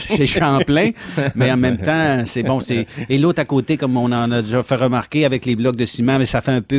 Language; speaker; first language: French; native; French